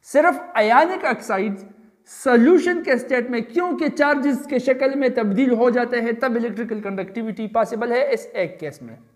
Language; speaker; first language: Urdu; non-native, local second language; Pashto